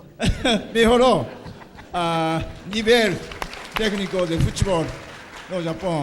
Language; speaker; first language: Portuguese; non-native, fluent; Japanese